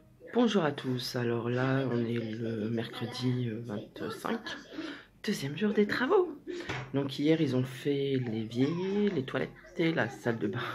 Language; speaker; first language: French; native; French